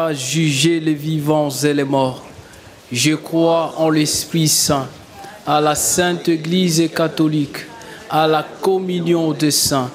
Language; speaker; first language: French; native; French